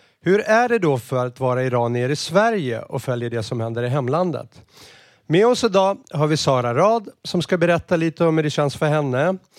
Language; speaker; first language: Swedish; native; Swedish